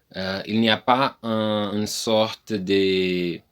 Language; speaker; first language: French; non-native, learner; Portuguese